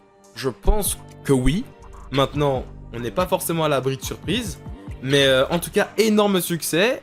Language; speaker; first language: French; native; French